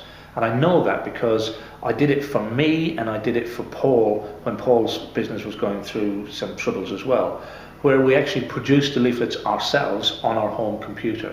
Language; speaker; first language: English; native; English